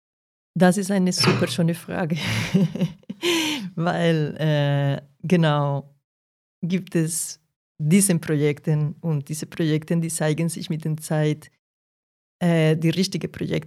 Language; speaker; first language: German; non-native, fluent; Portuguese